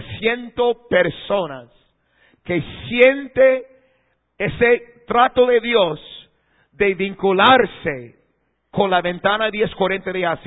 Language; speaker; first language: Spanish; non-native, fluent; English